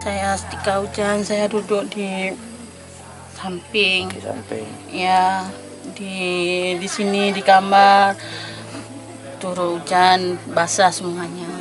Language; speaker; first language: Indonesian; non-native, local second language; Achinese